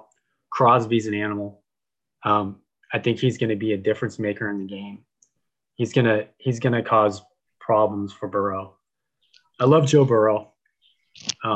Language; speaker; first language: English; native; English